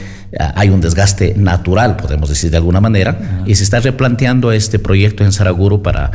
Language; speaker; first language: Spanish; native; Spanish